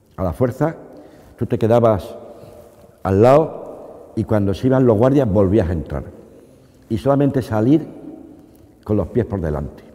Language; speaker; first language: Spanish; native; Spanish